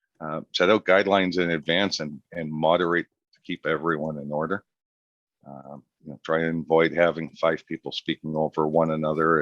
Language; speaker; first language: English; native; English